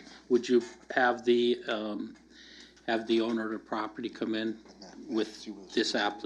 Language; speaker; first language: English; native; English